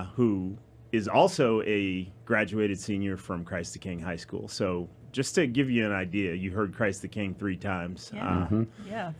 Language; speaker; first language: English; native; English